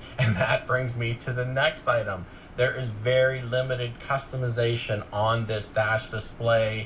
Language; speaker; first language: English; native; English